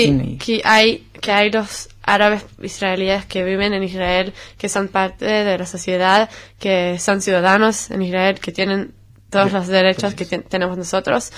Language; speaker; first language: Spanish; non-native, learner; Hebrew